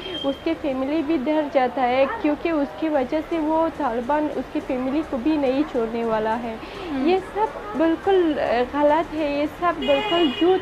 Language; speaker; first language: Hindi; non-native, fluent; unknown